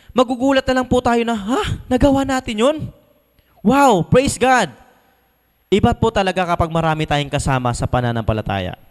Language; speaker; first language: Filipino; non-native, local second language; Masbatenyo